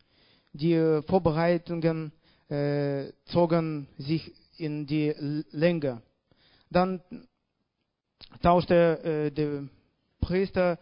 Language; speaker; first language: German; non-native, learner; Russian